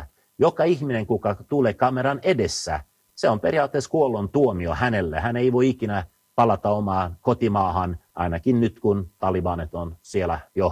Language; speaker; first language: Finnish; non-native, fluent; Swedish